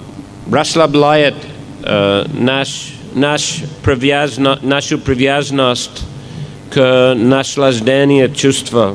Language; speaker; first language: Russian; non-native, fluent; English